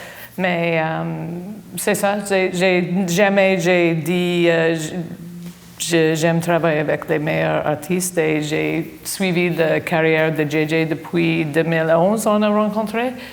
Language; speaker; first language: French; non-native, fluent; English